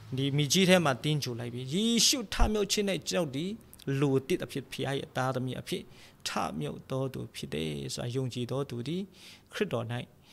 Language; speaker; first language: Burmese; non-native, local second language; Tedim Chin